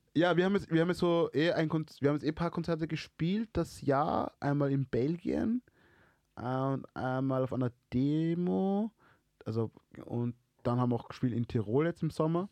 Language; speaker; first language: German; early bilingual, other home language; Swahili